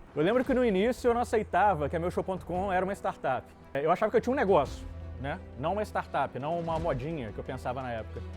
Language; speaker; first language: Portuguese; native; Portuguese